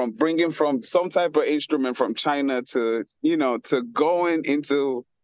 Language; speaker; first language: English; early bilingual, other home language; Spanish